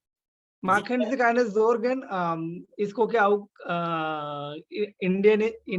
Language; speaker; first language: German; non-native, learner; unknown